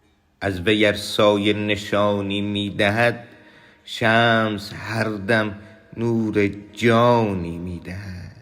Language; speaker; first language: Persian; native; Persian